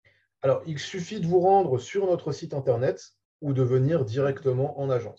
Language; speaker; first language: French; native; French